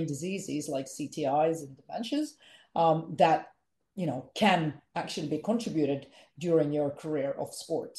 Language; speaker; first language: English; non-native, fluent; Finnish